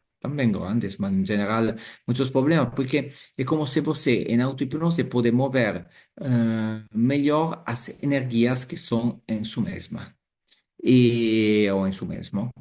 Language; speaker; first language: Portuguese; non-native, learner; Italian